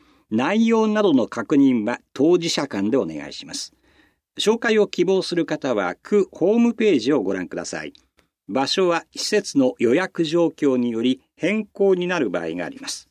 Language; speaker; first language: Japanese; native; Japanese